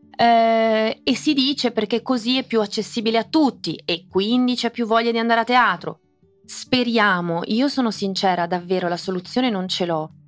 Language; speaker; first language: Italian; native; Italian